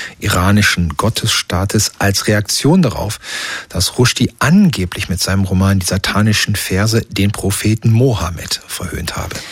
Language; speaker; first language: German; native; German